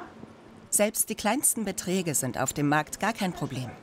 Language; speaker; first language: German; native; German